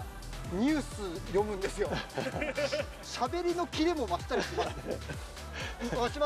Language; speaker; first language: Japanese; native; Japanese